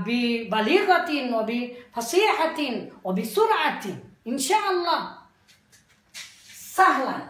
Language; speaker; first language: Arabic; non-native, fluent; Bangla